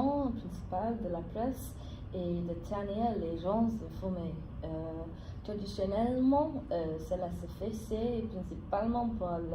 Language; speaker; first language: French; non-native, fluent; English